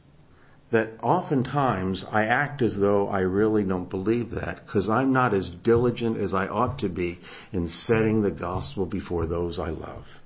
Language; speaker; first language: English; native; English